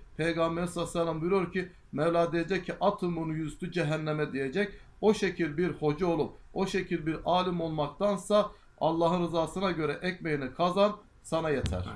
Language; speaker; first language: Turkish; non-native, local second language; Kurdish